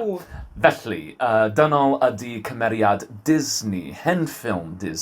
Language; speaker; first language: Welsh; non-native, learner; English